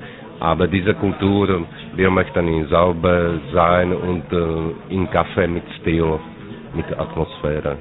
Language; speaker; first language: German; non-native, learner; Czech